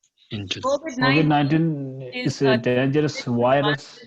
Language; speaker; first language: English; non-native, learner; Tibetan